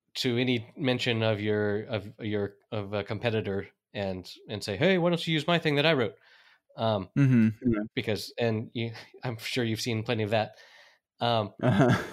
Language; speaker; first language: English; native; English